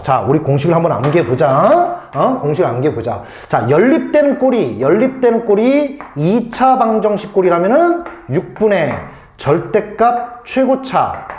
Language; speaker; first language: Korean; native; Korean